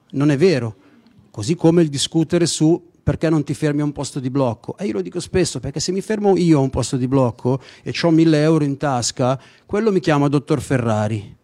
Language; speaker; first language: Italian; native; Italian